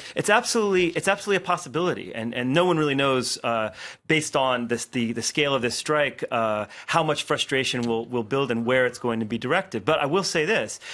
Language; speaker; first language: English; native; English